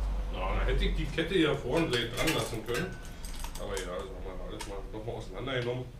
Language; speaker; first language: German; native; German